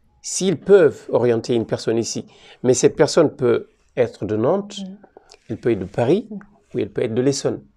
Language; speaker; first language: French; native; French